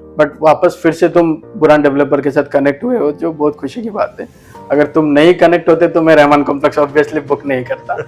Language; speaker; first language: Hindi; non-native, local second language; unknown